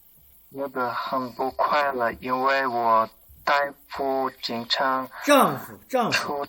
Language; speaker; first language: Chinese; non-native, learner; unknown